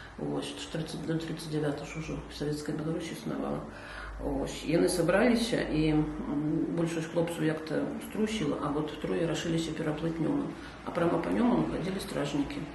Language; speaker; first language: Belarusian; native; Belarusian